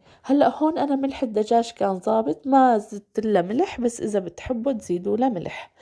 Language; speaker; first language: Arabic; native; Arabic